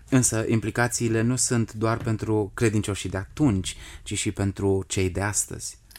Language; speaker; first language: Romanian; native; Romanian